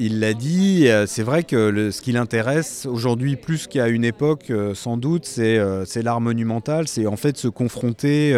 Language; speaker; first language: French; native; French